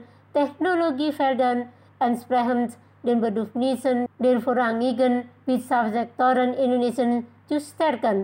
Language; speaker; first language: German; non-native, fluent; Indonesian